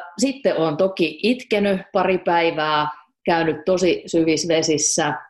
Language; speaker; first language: Finnish; native; Finnish